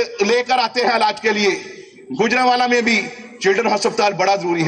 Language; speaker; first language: Urdu; non-native, local second language; Punjabi